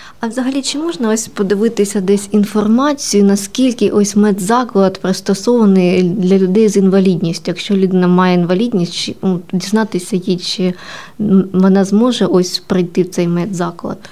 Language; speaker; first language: Ukrainian; native; Ukrainian